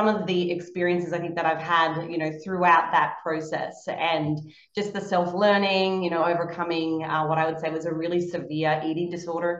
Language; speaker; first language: English; native; English